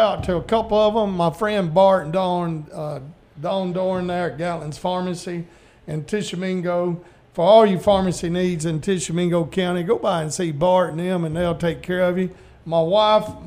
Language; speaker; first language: English; native; English